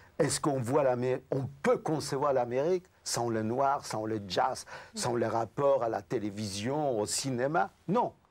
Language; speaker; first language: French; non-native, fluent; Yiddish